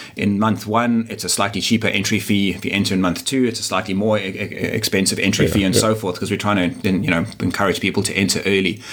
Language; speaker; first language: English; native; English